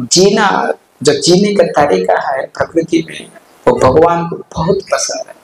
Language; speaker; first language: Hindi; non-native, local second language; Telugu